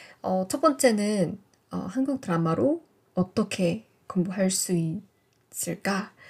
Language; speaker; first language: Korean; non-native, fluent; English